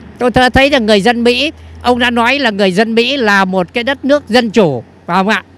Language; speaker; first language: Vietnamese; native; Vietnamese